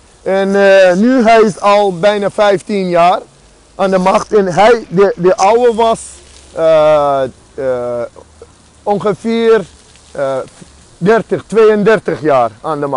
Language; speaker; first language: Dutch; non-native, fluent; Azerbaijani